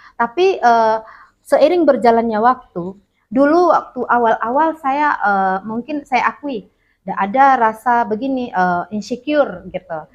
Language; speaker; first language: Indonesian; non-native, local second language; Minangkabau